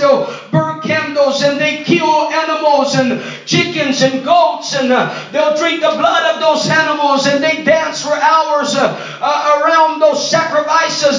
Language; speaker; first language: English; non-native, fluent; Portuguese